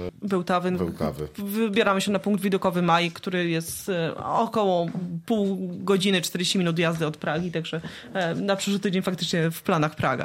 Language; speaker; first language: Polish; native; Polish